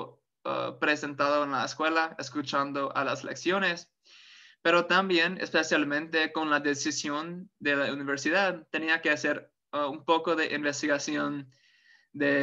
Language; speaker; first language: Spanish; non-native, fluent; English